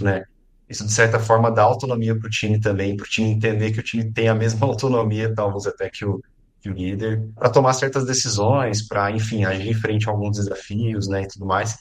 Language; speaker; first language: Portuguese; native; Portuguese